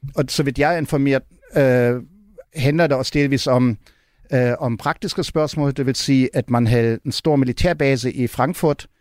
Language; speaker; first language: Danish; non-native, fluent; German